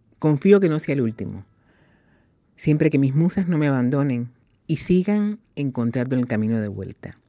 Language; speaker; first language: Spanish; native; Spanish